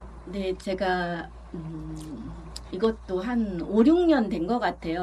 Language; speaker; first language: Korean; native; Korean